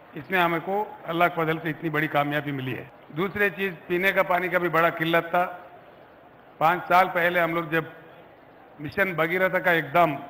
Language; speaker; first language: Hindi; non-native, local second language; Telugu